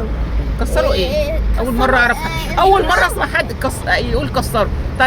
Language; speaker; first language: Arabic; native; Arabic